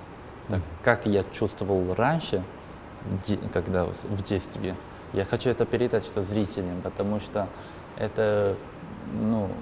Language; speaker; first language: Russian; non-native, learner; Korean